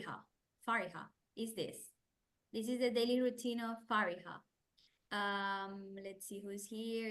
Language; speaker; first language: English; non-native, fluent; Spanish